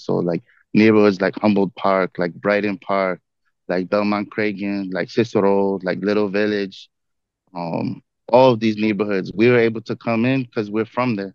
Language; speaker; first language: English; native; English